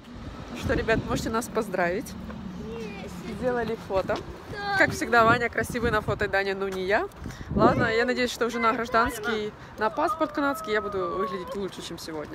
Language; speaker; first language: Russian; native; Russian